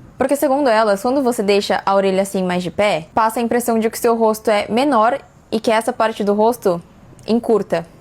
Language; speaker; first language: Portuguese; native; Portuguese